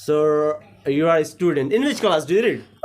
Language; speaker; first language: English; non-native, learner; Hindi